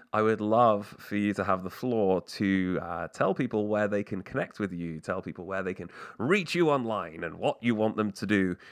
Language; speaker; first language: English; native; English